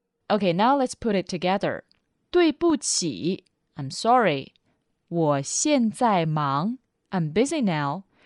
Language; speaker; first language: English; non-native, fluent; Chinese